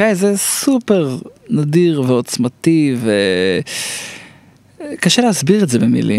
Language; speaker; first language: Hebrew; native; Hebrew